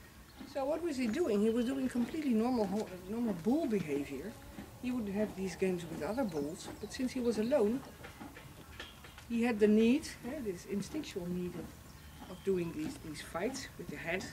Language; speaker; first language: English; non-native, fluent; Dutch